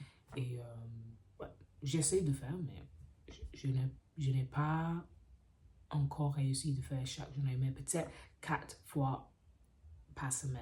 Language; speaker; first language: French; non-native, learner; English